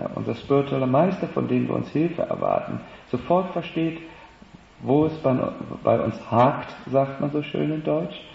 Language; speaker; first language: German; native; German